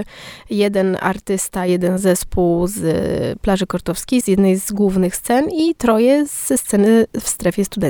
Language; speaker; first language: Polish; native; Polish